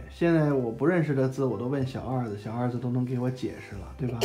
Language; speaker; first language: Chinese; native; Chinese